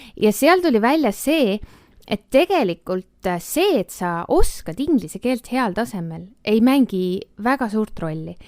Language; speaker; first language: Estonian; native; Estonian